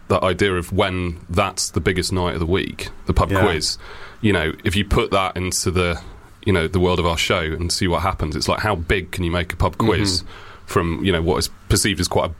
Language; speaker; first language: English; native; English